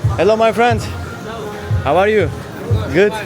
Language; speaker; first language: English; non-native, learner; Turkish